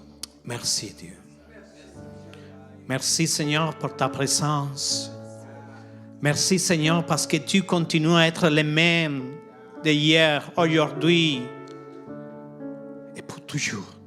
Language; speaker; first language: French; non-native, fluent; Spanish